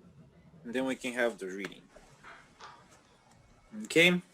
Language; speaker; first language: English; non-native, fluent; Spanish